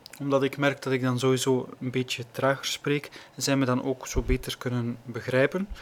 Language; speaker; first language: Dutch; native; Dutch